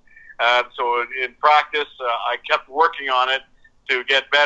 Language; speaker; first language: English; native; English